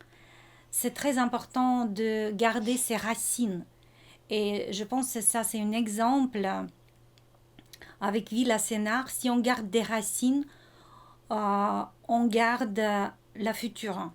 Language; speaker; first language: French; non-native, fluent; Russian